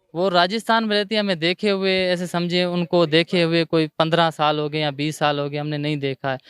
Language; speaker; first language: Urdu; non-native, local second language; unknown